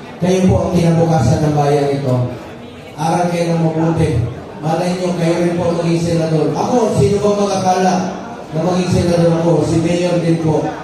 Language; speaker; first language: Filipino; non-native, local second language; Cebuano